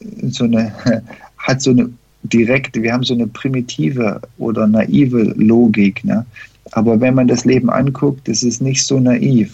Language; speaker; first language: German; early bilingual, heritage; German